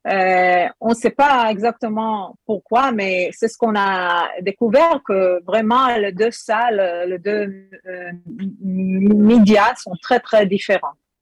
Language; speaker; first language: French; non-native, learner; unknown